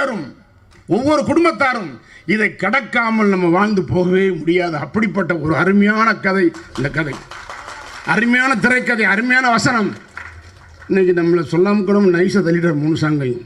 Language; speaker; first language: Tamil; native; Tamil